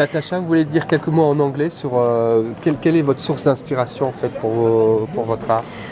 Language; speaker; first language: French; native; French